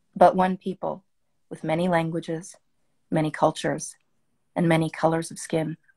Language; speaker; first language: English; early bilingual, other home language; French